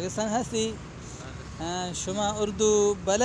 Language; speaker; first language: Persian; non-native, fluent; Urdu